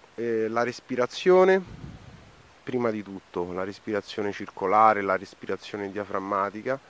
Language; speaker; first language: Italian; native; Italian